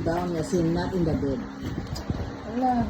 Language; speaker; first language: English; non-native, learner; Filipino